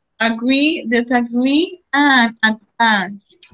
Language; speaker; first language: English; non-native, learner; Spanish